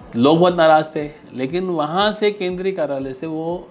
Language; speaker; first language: Hindi; native; Hindi